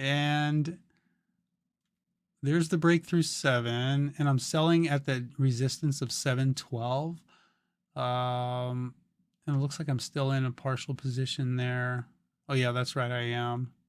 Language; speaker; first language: English; native; English